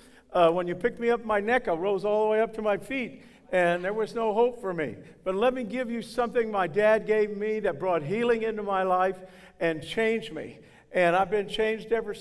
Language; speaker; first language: English; native; English